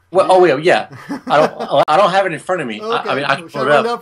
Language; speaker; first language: English; native; English